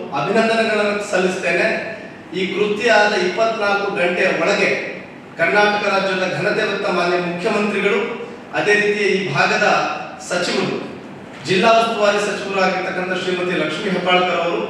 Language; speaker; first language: Kannada; non-native, local second language; Lambadi